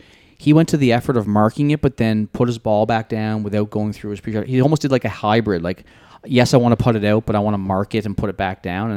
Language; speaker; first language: English; native; English